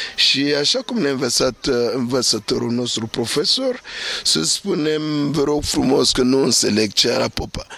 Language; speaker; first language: Romanian; non-native, fluent; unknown